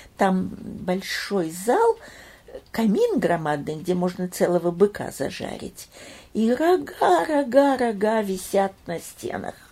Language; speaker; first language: Russian; early bilingual, heritage; Russian